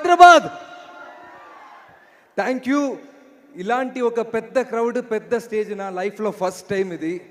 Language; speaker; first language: Telugu; non-native, learner; Malayalam